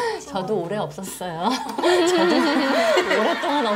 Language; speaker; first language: Korean; early bilingual, heritage; English